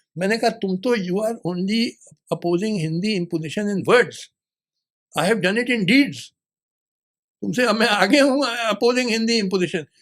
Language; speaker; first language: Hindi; native; Hindi